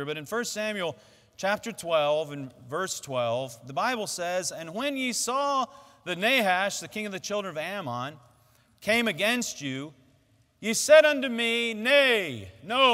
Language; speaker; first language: English; native; English